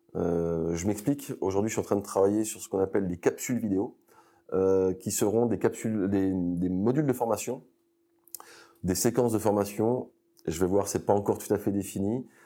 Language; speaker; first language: French; native; French